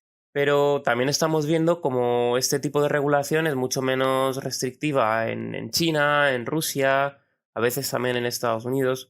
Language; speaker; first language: Spanish; native; Spanish